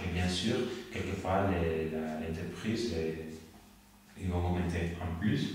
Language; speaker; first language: French; non-native, learner; Spanish